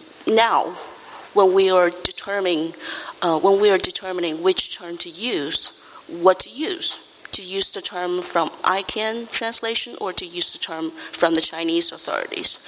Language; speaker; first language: English; non-native, fluent; Chinese